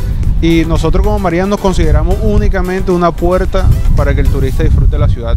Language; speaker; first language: Spanish; native; Spanish